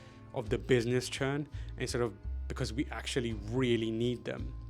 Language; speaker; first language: English; native; English